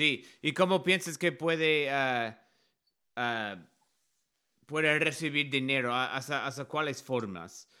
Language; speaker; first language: Spanish; non-native, learner; English